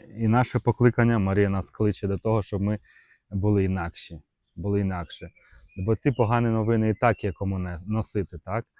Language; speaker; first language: Ukrainian; non-native, local second language; Russian